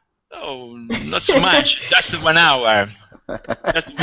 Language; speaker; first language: English; non-native, fluent; Italian